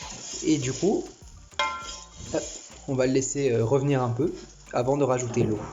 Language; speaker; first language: French; early bilingual, other home language; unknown